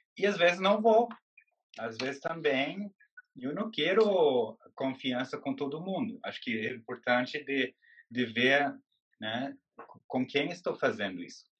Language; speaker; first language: Portuguese; non-native, fluent; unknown